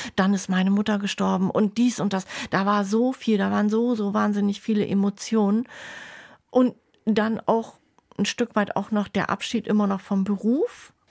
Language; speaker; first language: German; native; German